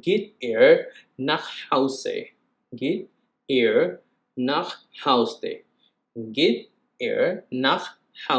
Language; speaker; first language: German; non-native, fluent; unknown